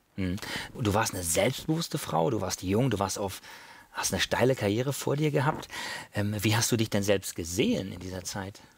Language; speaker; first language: German; native; German